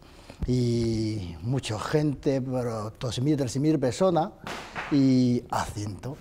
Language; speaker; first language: Spanish; non-native, learner; Chinese